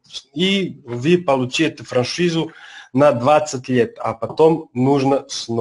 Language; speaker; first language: Russian; non-native, learner; Serbian